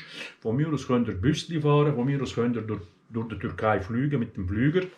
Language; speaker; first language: German; early bilingual, other home language; Turkish